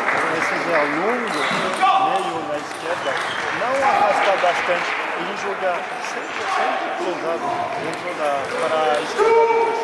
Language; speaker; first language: Portuguese; non-native, fluent; French